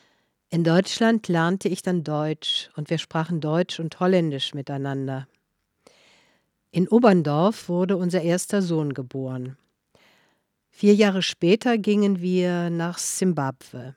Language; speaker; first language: German; non-native, fluent; Dutch